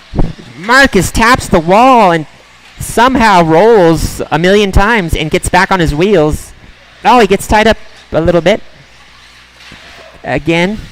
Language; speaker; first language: English; native; English